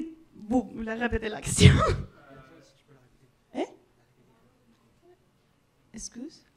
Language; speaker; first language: French; non-native, learner; Spanish